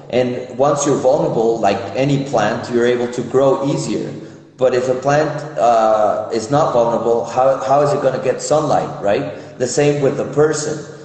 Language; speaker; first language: English; non-native, fluent; Spanish